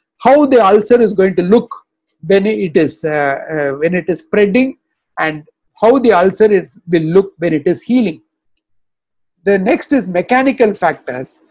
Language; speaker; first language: English; non-native, local second language; Tamil